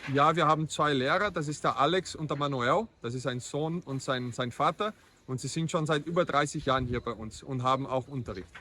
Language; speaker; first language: German; early bilingual, heritage; Portuguese